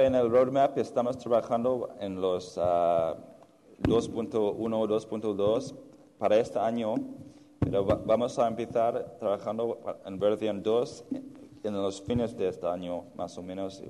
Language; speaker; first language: Spanish; non-native, fluent; English